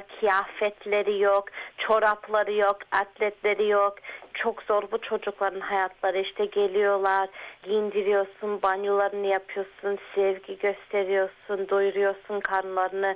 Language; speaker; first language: Turkish; early bilingual, heritage; Turkish